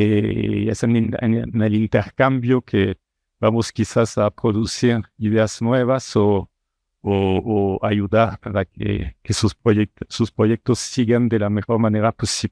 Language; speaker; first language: Spanish; non-native, fluent; French